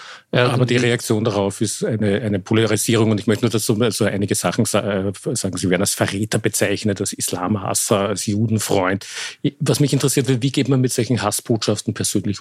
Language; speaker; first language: German; native; German